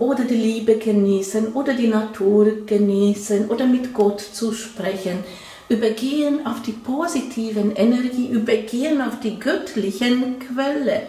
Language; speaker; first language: German; non-native, fluent; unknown